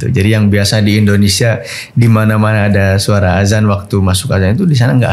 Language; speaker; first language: Indonesian; native; Indonesian